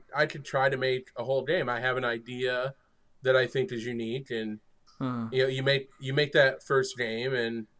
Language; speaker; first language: English; native; English